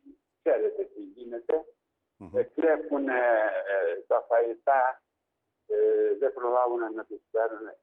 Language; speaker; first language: Greek; non-native, learner; Ukrainian